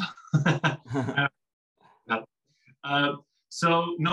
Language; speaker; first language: English; non-native, fluent; Spanish